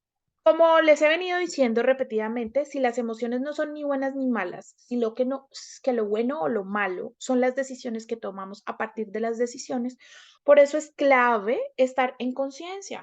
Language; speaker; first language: Spanish; native; Spanish